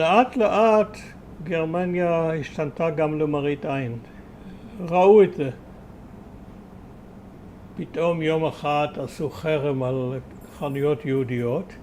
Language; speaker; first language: Hebrew; early bilingual, other home language; German